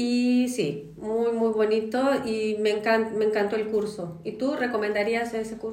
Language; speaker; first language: Spanish; non-native, fluent; Polish